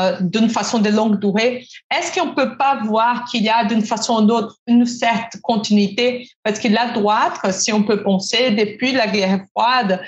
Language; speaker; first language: French; non-native, fluent; Portuguese